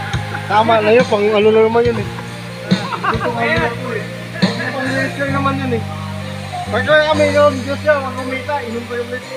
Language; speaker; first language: Filipino; native; Filipino